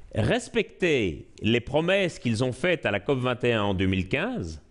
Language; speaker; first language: French; native; French